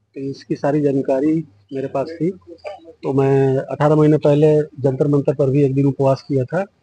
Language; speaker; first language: Hindi; native; Hindi